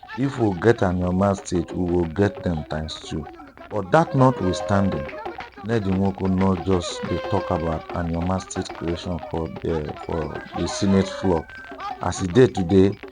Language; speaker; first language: Nigerian Pidgin; non-native, local second language; Igbo